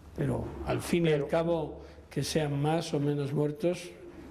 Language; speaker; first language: Spanish; native; Spanish